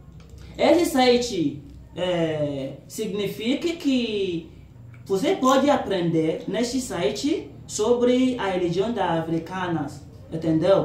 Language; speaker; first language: Portuguese; non-native, local second language; Yoruba